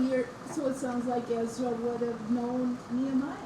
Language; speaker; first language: English; native; English